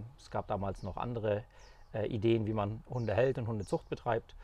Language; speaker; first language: German; native; German